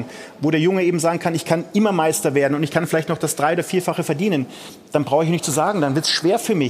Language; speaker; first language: German; native; German